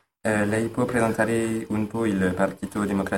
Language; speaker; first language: Italian; non-native, learner; French